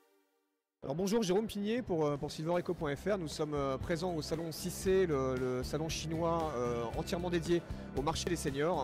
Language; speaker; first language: French; native; French